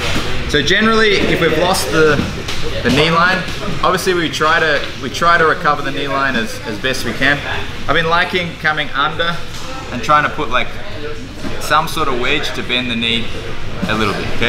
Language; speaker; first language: English; native; English